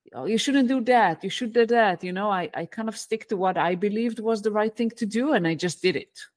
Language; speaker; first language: English; non-native, fluent; Hebrew